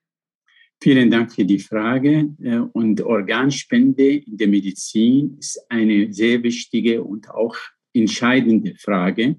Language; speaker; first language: German; non-native, fluent; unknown